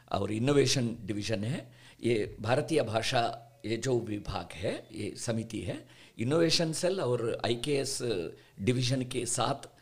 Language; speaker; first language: Hindi; non-native, local second language; Kannada